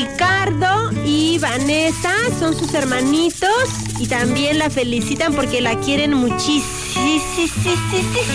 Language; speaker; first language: Spanish; native; Spanish